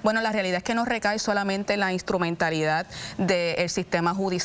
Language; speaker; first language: Spanish; native; Spanish